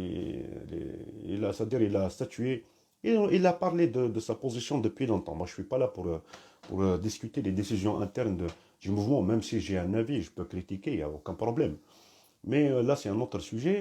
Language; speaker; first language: French; non-native, local second language; Kabyle